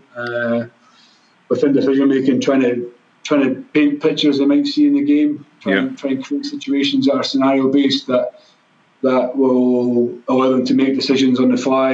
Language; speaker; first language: English; native; English